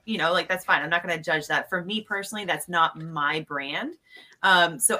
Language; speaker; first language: English; native; English